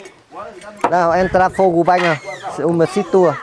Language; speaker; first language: Portuguese; non-native, learner; Vietnamese